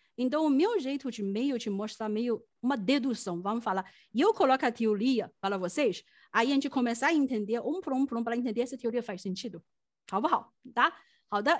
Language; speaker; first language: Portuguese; non-native, fluent; Chinese